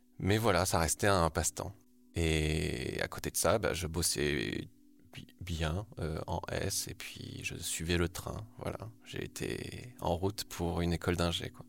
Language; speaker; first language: French; early bilingual, other home language; Korean